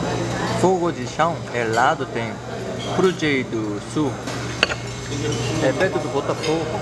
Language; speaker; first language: Portuguese; non-native, learner; Korean